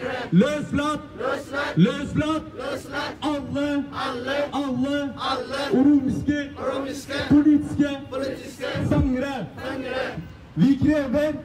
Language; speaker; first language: Norwegian; non-native, learner; Oromo